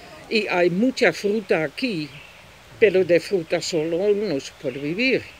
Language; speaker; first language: Spanish; non-native, fluent; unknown